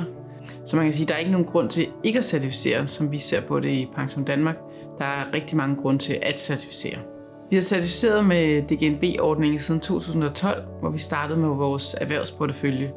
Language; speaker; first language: Danish; native; Danish